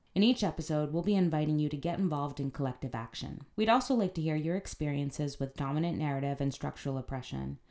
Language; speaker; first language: English; native; English